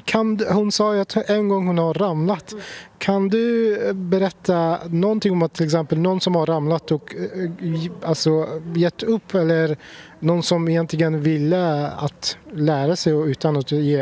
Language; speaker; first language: Swedish; non-native, fluent; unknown